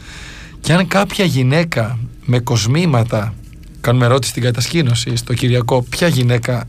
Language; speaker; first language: Greek; native; Greek